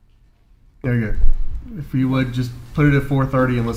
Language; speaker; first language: English; native; English